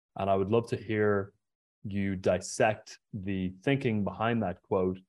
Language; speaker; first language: English; native; English